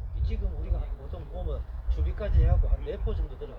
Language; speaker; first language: Korean; native; Korean